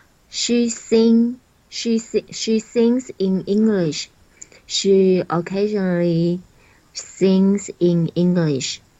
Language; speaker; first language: English; non-native, learner; Chinese